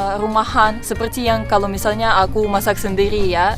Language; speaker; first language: Indonesian; non-native, fluent; Russian